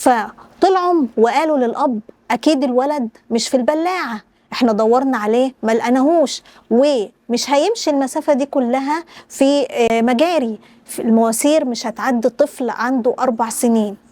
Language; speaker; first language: Arabic; native; Arabic